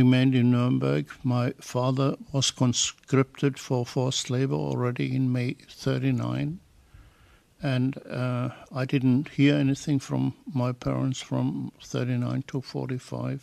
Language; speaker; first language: English; non-native, fluent; German